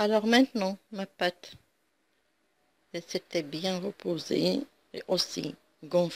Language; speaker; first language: French; non-native, local second language; Arabic